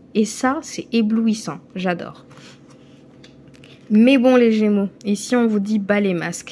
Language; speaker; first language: French; native; French